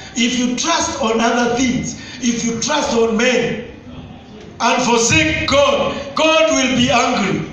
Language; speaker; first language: English; non-native, local second language; Swahili